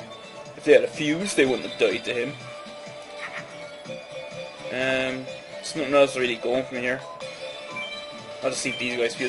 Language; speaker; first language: English; native; English